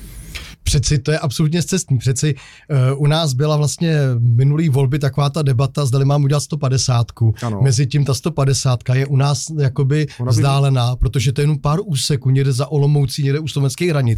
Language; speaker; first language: Czech; native; Czech